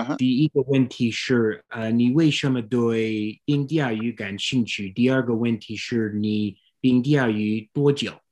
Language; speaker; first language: Chinese; non-native, learner; English